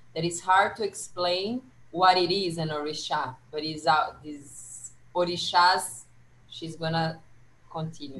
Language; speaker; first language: English; non-native, fluent; Portuguese